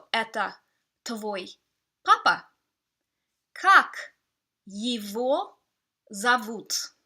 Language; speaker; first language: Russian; non-native, fluent; English